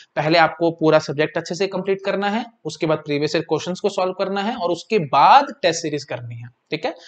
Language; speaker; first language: Hindi; native; Hindi